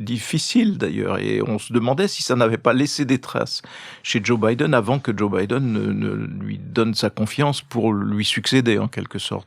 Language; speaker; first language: French; native; French